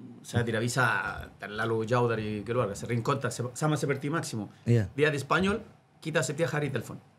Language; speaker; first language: Indonesian; non-native, learner; Spanish